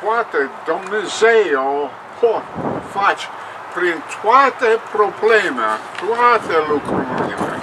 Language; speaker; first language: Romanian; non-native, learner; English